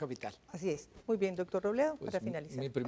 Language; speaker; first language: Spanish; native; Spanish